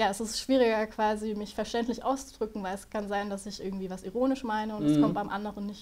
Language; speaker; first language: German; native; German